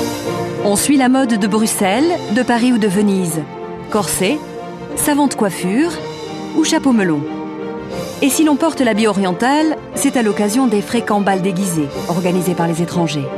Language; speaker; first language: French; native; French